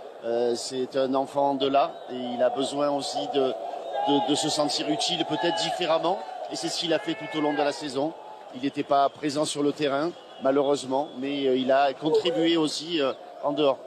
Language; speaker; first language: French; native; French